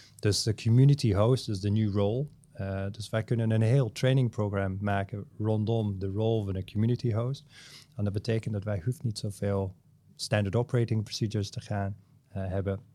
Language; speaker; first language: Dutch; non-native, fluent; English